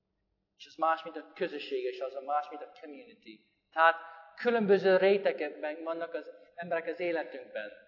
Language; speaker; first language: Hungarian; non-native, fluent; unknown